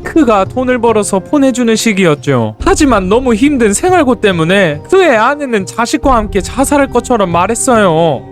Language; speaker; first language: Korean; native; Korean